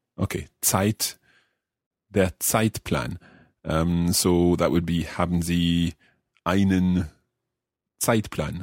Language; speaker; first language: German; non-native, learner; English